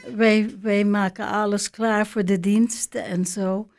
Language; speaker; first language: Dutch; non-native, fluent; English